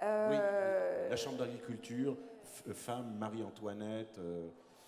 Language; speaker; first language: French; native; French